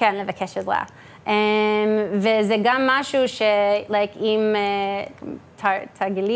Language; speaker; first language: Hebrew; early bilingual, heritage; English